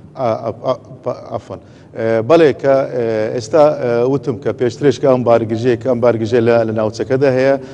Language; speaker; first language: Central Kurdish; non-native, local second language; Azerbaijani